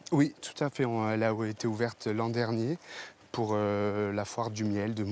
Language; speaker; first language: French; native; French